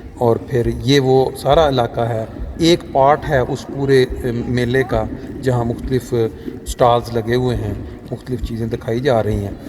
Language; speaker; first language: Urdu; non-native, local second language; Punjabi